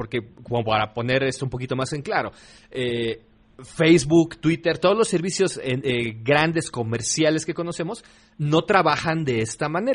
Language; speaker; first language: Spanish; native; Spanish